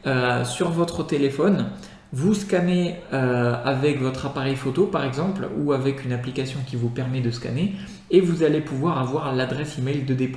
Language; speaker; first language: French; native; French